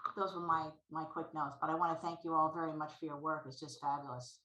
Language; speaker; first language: English; native; English